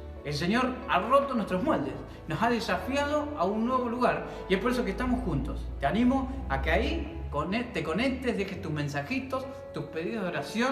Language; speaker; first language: Spanish; native; Spanish